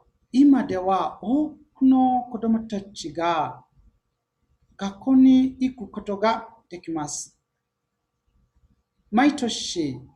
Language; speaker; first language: Japanese; non-native, learner; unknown